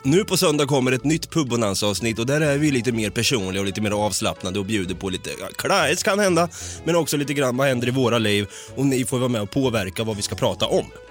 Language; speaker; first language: Swedish; native; Swedish